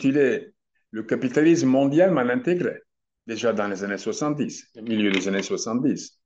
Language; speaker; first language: French; non-native, fluent; Turkish